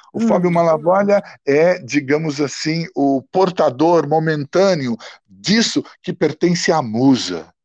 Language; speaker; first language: Portuguese; early bilingual, other home language; Italian